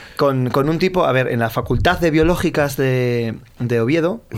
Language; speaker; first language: Spanish; native; Spanish